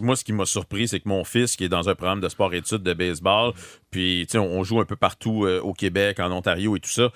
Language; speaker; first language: French; native; French